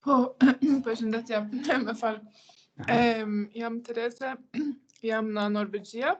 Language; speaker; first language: Albanian; non-native, learner; Norwegian